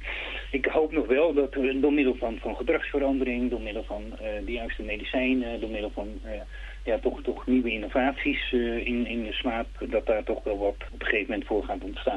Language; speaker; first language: Dutch; native; Dutch